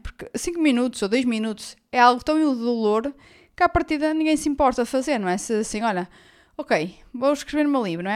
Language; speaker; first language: Portuguese; native; Portuguese